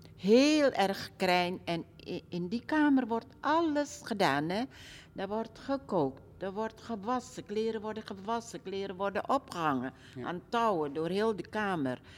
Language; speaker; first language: Dutch; early bilingual, other home language; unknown